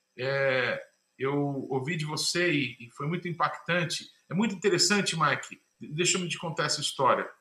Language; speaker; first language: Portuguese; native; Portuguese